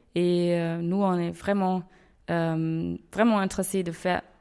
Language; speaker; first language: French; non-native, fluent; German